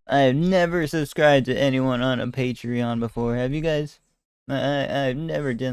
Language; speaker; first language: English; native; English